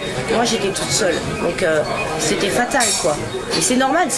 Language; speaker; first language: French; native; French